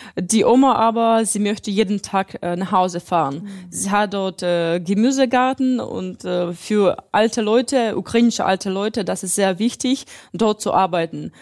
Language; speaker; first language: German; non-native, fluent; Russian